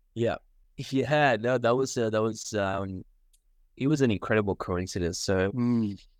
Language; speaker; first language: English; early bilingual, other home language; Sinhala